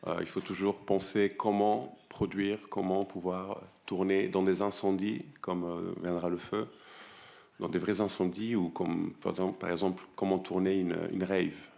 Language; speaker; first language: French; non-native, fluent; Spanish